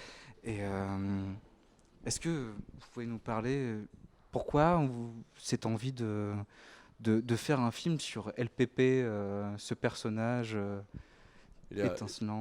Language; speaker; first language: French; native; French